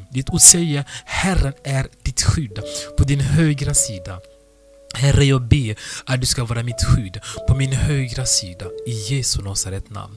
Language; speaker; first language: Swedish; non-native, fluent; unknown